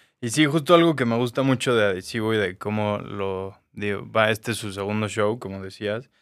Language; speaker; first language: Spanish; native; Spanish